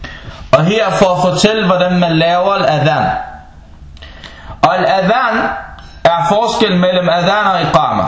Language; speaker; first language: Danish; non-native, local second language; Arabic